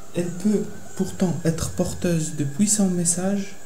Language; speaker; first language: French; non-native, local second language; Arabic